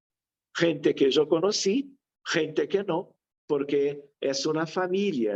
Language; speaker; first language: Spanish; non-native, fluent; Portuguese